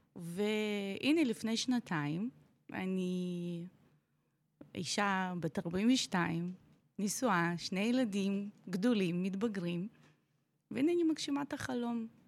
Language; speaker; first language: Hebrew; non-native, fluent; Russian